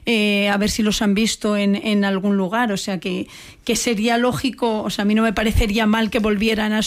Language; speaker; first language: Spanish; native; Spanish